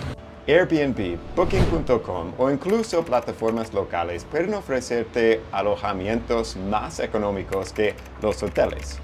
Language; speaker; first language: Spanish; non-native, fluent; English